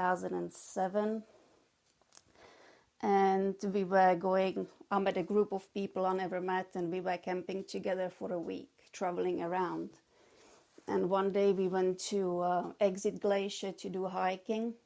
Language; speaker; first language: English; non-native, fluent; Czech